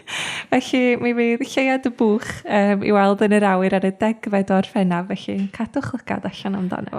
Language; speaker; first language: Welsh; native; Welsh